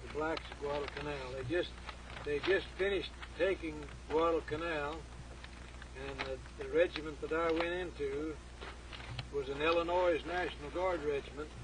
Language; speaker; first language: English; native; English